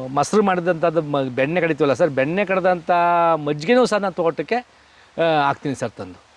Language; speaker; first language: Kannada; native; Kannada